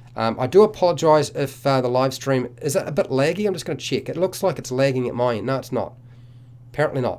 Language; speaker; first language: English; native; English